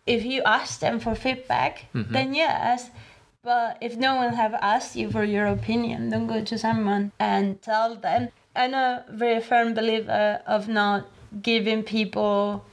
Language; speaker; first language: English; non-native, fluent; Spanish